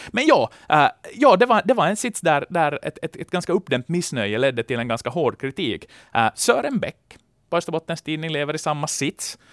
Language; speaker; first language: Swedish; native; Swedish